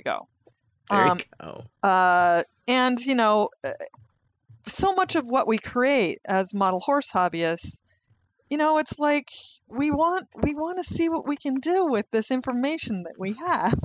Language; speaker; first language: English; native; English